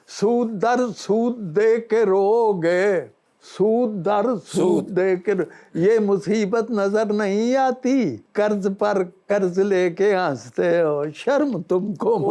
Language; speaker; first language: Urdu; non-native, local second language; Punjabi